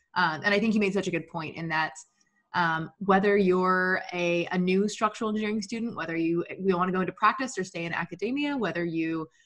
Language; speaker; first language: English; native; English